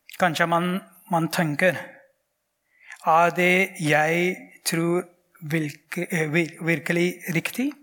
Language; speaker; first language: Norwegian; non-native, fluent; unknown